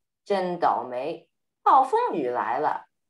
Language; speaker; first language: Chinese; early bilingual, heritage; Chinese